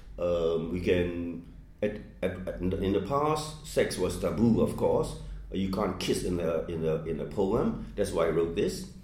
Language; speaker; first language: English; non-native, fluent; Burmese